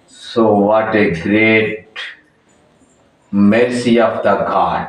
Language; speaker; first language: English; non-native, local second language; Telugu